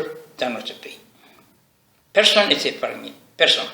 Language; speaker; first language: French; non-native, local second language; Arabic